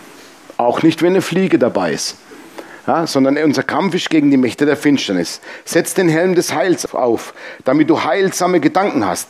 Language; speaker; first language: German; native; German